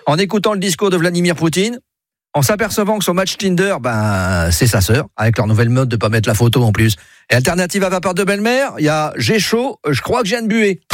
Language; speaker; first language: French; native; French